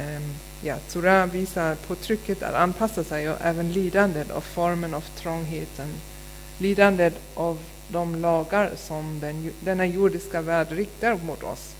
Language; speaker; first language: Swedish; non-native, fluent; German